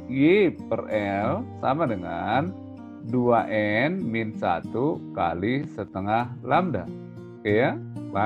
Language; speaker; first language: Indonesian; native; Indonesian